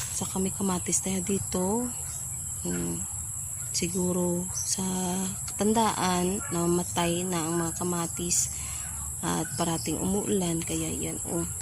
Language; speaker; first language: Filipino; native; Filipino